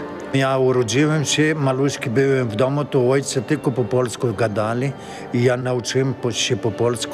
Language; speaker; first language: Polish; early bilingual, heritage; Polish